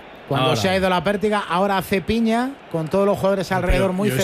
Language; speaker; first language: Spanish; native; Spanish